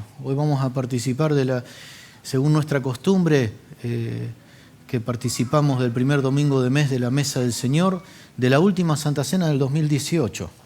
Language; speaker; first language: Spanish; native; Spanish